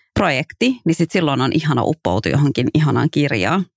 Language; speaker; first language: Finnish; early bilingual, other home language; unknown